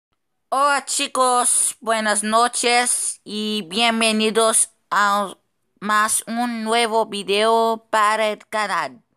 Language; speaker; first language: Spanish; non-native, fluent; Portuguese